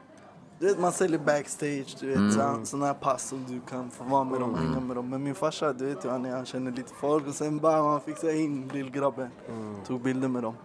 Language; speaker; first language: Swedish; early bilingual, other home language; Spanish